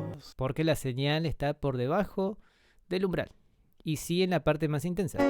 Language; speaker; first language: Spanish; native; Spanish